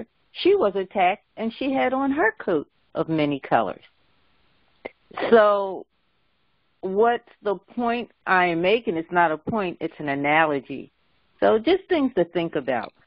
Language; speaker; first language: English; native; English